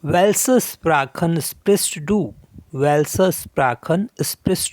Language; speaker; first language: German; non-native, learner; Hindi